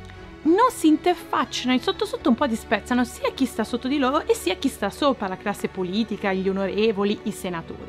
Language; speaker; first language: Italian; native; Italian